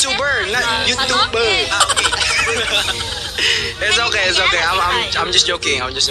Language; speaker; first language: English; non-native, learner; Sundanese